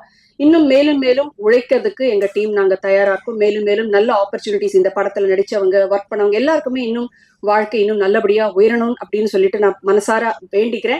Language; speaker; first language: Tamil; native; Tamil